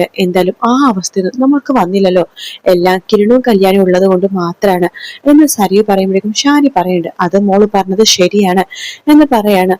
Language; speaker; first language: Malayalam; native; Malayalam